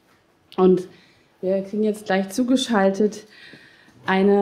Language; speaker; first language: German; native; German